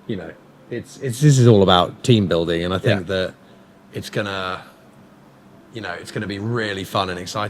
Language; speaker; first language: English; native; English